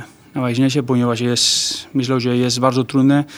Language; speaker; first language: Polish; non-native, fluent; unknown